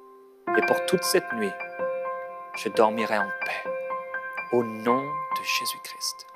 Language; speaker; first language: French; non-native, local second language; Haitian Creole